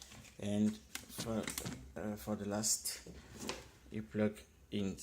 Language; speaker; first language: English; non-native, learner; French